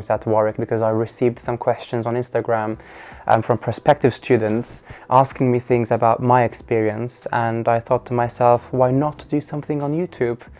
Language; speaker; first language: English; non-native, fluent; Turkish